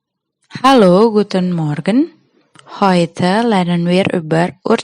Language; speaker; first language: German; non-native, fluent; Indonesian